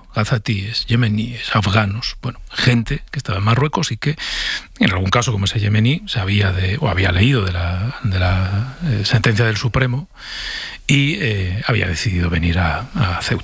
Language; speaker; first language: Spanish; native; Spanish